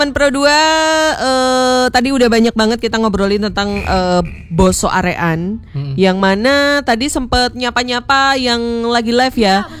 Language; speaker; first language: Indonesian; non-native, local second language; Javanese